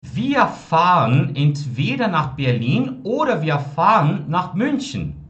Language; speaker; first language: German; non-native, fluent; Portuguese